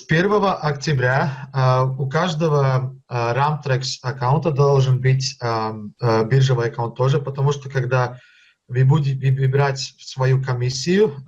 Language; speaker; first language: Russian; early bilingual, heritage; Russian